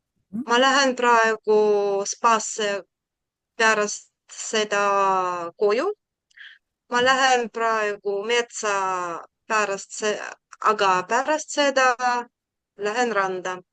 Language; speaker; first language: Estonian; non-native, learner; Russian